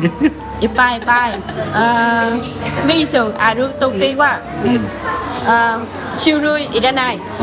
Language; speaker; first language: Japanese; non-native, learner; Vietnamese